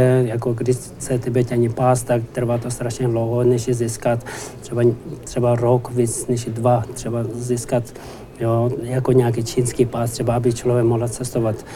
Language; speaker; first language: Czech; non-native, learner; Tibetan